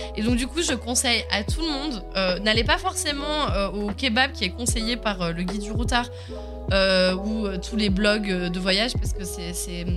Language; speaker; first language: French; early bilingual, other home language; Swiss German